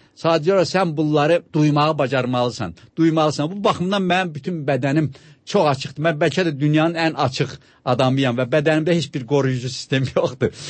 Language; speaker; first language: Azerbaijani; native; Azerbaijani